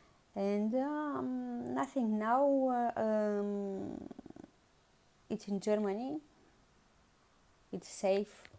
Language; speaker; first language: English; non-native, learner; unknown